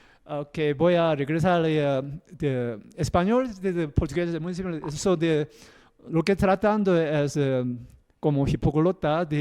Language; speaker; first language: Spanish; non-native, learner; Korean